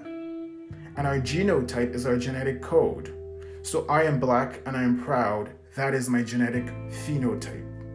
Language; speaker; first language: English; native; English